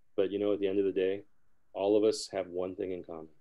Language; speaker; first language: English; early bilingual, other home language; Spanish